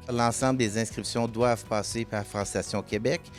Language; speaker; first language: French; native; French